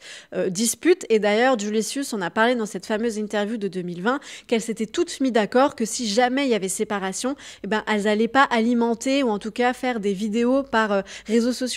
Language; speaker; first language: French; native; French